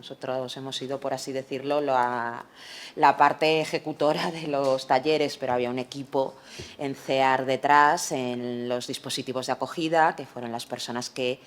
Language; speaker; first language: Spanish; native; Spanish